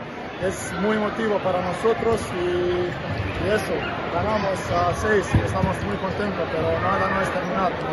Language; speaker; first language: Spanish; non-native, learner; Croatian